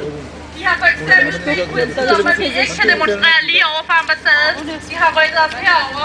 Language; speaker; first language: Danish; early bilingual, other home language; Persian